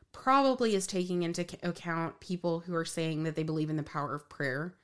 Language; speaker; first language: English; native; English